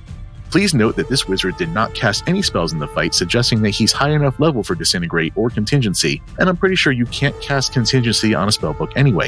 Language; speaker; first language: English; native; English